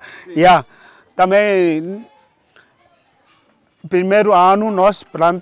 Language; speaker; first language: Portuguese; non-native, learner; Vietnamese